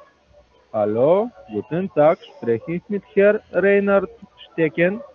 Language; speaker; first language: German; non-native, learner; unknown